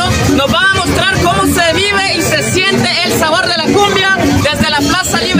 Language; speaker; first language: Spanish; native; Spanish